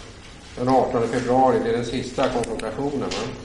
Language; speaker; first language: Swedish; native; Swedish